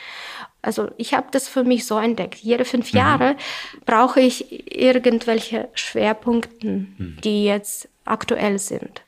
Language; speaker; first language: German; non-native, fluent; Russian